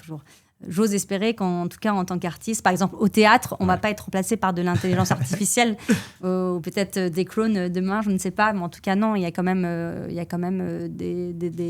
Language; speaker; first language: French; native; French